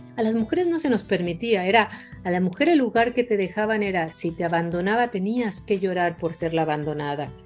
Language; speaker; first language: Spanish; native; Spanish